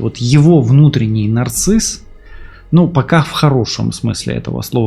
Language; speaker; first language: Russian; native; Russian